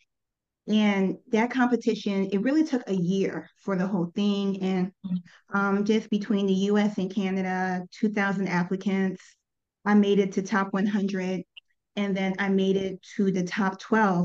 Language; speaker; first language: English; native; English